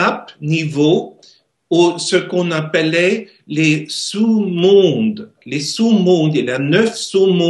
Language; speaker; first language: French; non-native, learner; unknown